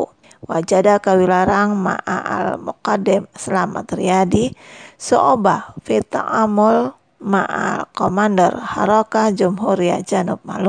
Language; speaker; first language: Arabic; non-native, fluent; Indonesian